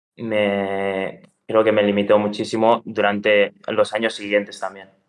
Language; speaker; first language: Spanish; native; Spanish